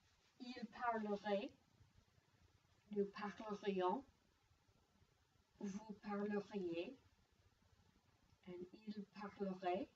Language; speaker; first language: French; non-native, fluent; English